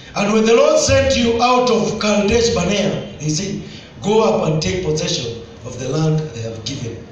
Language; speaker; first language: English; non-native, local second language; Swahili